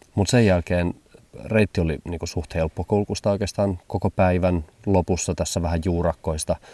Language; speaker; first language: Finnish; early bilingual, heritage; German